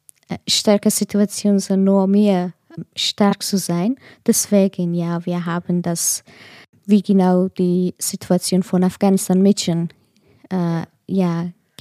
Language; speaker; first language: German; non-native, learner; Persian